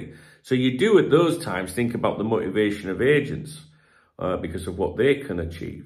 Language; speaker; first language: English; native; English